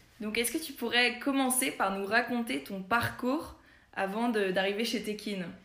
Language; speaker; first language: French; native; French